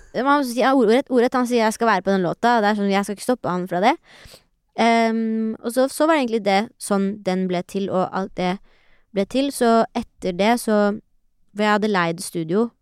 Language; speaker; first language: Norwegian; early bilingual, other home language; Persian